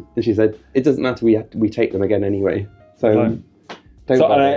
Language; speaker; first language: English; native; English